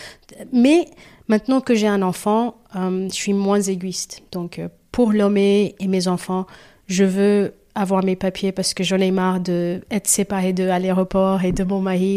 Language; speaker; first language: French; non-native, fluent; Kabuverdianu